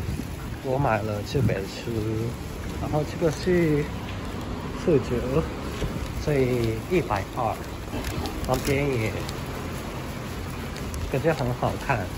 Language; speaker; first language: Chinese; non-native, fluent; Japanese